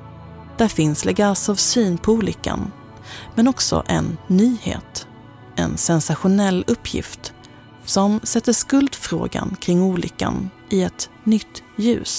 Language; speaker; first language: Swedish; native; Swedish